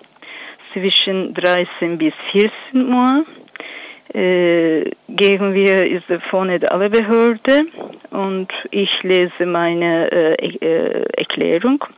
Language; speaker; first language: German; non-native, learner; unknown